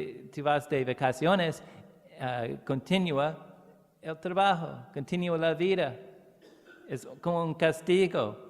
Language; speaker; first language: Spanish; non-native, learner; English